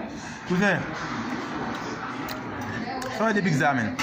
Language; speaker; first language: French; non-native, learner; Haitian Creole